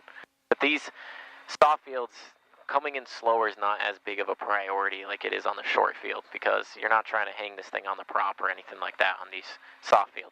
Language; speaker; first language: English; native; English